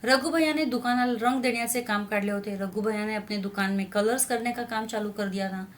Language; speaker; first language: Hindi; non-native, local second language; Marathi